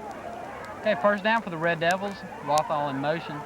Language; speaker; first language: English; native; English